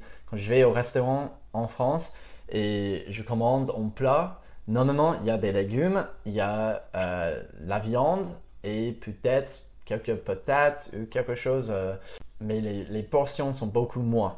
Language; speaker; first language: French; non-native, fluent; English